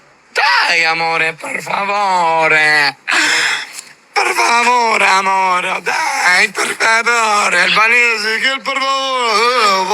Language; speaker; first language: Italian; non-native, learner; Albanian